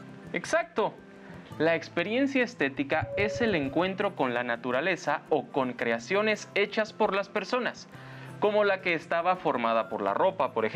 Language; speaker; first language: Spanish; native; Spanish